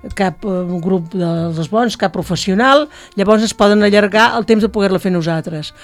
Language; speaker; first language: Catalan; native; Catalan